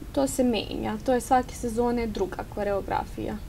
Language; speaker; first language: Serbian; native; Serbian